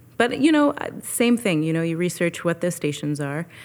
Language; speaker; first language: English; native; English